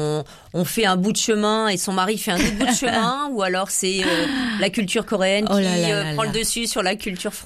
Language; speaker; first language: French; native; French